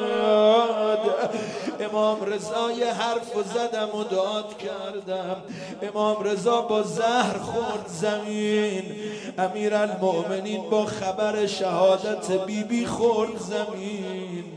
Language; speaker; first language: Persian; native; Persian